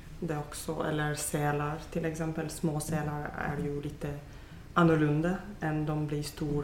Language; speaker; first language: Swedish; non-native, fluent; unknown